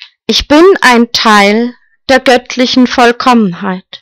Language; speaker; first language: German; native; German